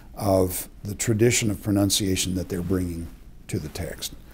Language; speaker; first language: English; native; English